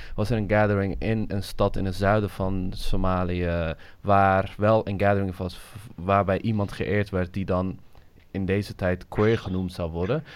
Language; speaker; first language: Dutch; early bilingual, other home language; Somali